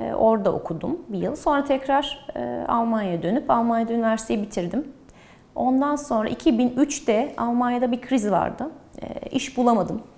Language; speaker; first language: Turkish; early bilingual, heritage; Turkish